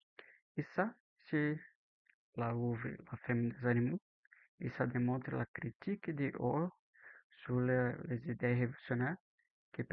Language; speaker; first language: French; non-native, learner; Portuguese